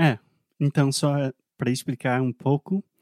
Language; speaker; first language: Portuguese; non-native, fluent; English